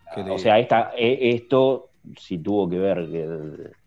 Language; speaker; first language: Spanish; native; Spanish